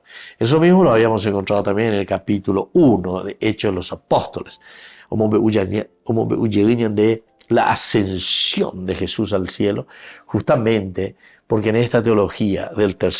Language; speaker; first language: Spanish; native; Spanish